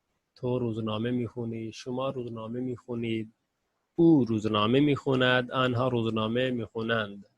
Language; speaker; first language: Persian; non-native, fluent; Urdu